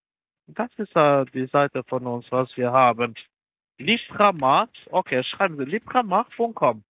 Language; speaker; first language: German; non-native, learner; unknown